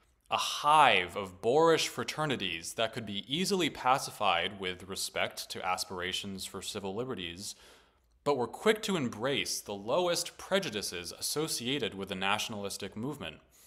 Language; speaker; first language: English; native; English